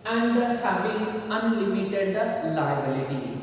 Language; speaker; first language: English; non-native, local second language; Kannada